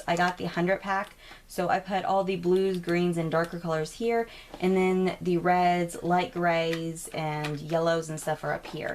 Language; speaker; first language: English; native; English